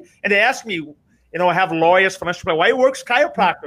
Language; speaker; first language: English; non-native, fluent; Portuguese